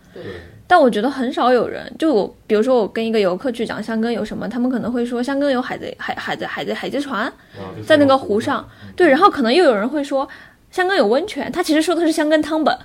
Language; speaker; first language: Chinese; native; Chinese